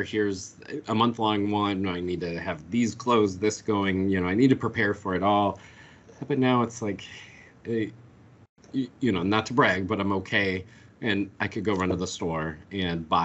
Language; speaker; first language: English; native; English